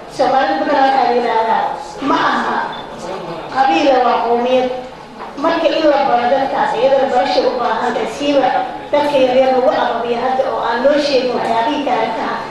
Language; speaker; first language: Somali; native; Somali